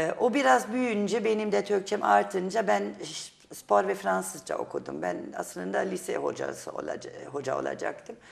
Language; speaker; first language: Turkish; non-native, fluent; German